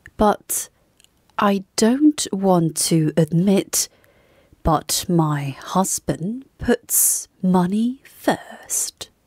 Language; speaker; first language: English; non-native, fluent; Korean